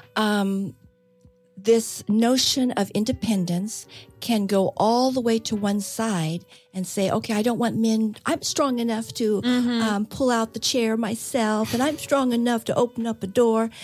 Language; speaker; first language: English; native; English